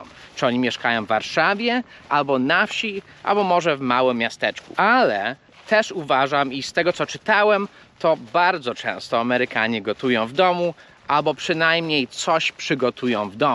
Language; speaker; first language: Polish; early bilingual, heritage; Polish